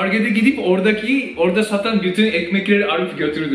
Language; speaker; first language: Turkish; non-native, fluent; Japanese